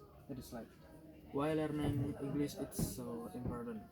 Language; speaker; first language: English; non-native, learner; Indonesian